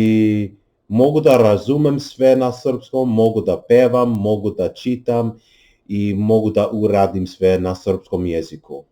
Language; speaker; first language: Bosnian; non-native, learner; English